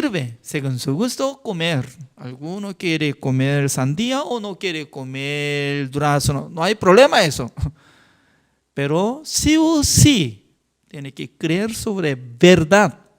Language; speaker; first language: Spanish; non-native, fluent; Korean